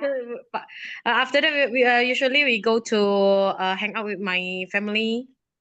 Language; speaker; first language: English; non-native, learner; Indonesian